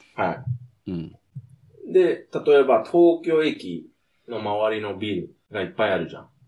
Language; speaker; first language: Japanese; non-native, fluent; English